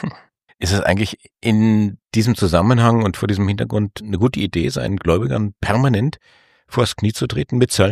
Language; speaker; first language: German; native; German